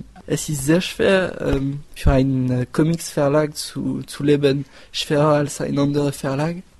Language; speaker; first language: German; non-native, learner; French